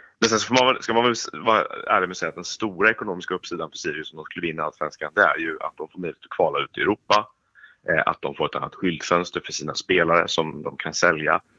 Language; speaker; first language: Swedish; native; Swedish